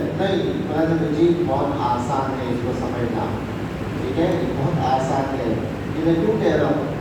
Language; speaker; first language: Urdu; native; Urdu